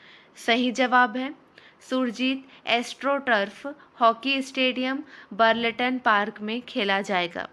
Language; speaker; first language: Hindi; native; Hindi